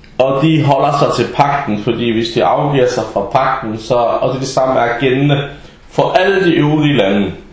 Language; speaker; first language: Danish; early bilingual, other home language; Arabic